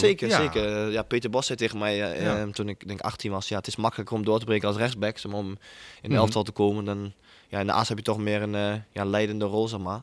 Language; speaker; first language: Dutch; native; Dutch